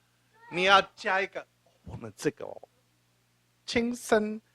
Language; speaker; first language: Chinese; early bilingual, heritage; English